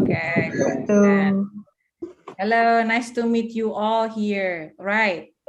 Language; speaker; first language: English; non-native, fluent; Indonesian